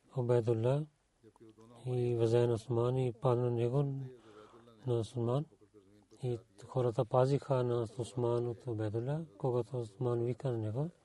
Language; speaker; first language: Bulgarian; non-native, learner; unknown